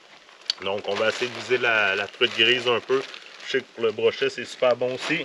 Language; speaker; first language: French; native; French